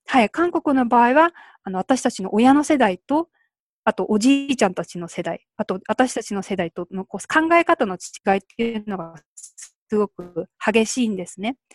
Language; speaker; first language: Japanese; early bilingual, other home language; Korean